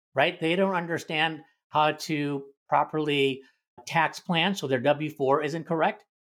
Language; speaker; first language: English; early bilingual, other home language; Hindi